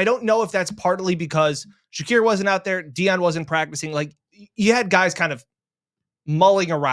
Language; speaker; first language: English; native; English